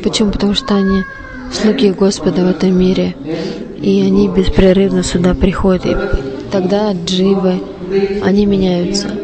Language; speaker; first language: Russian; non-native, learner; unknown